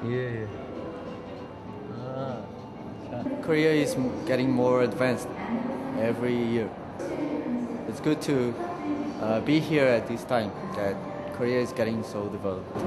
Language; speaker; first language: English; non-native, fluent; Portuguese